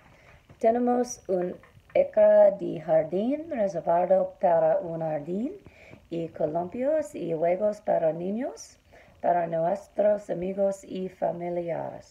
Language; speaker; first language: Spanish; non-native, learner; English